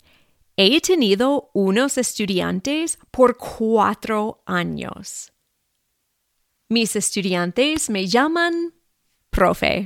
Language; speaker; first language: Spanish; non-native, fluent; English